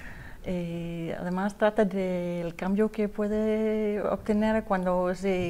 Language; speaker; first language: Spanish; non-native, learner; Danish